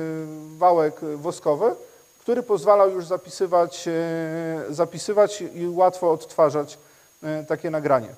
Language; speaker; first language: Polish; native; Polish